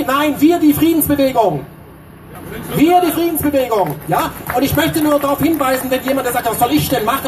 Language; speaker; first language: German; native; German